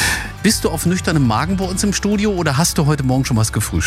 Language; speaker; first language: German; native; German